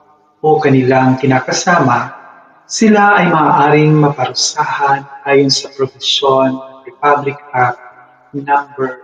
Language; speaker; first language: Filipino; native; Filipino